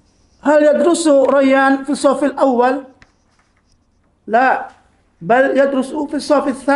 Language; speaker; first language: Arabic; non-native, learner; Indonesian